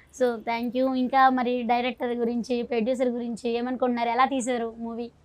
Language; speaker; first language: Telugu; native; Telugu